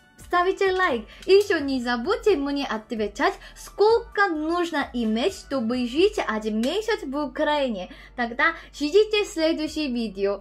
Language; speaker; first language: Russian; non-native, learner; Korean